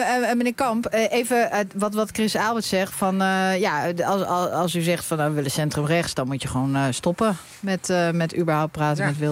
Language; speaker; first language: Dutch; native; Dutch